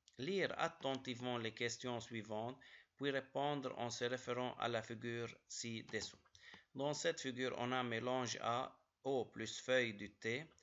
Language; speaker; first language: French; non-native, local second language; Arabic